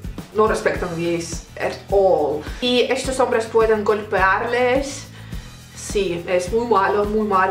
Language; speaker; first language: Spanish; non-native, learner; Russian